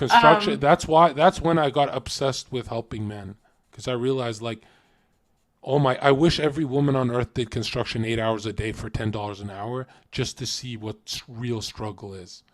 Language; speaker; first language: English; native; English